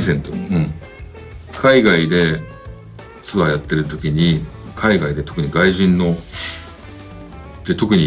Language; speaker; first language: Japanese; native; Japanese